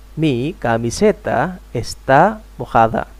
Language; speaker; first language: Spanish; non-native, fluent; Indonesian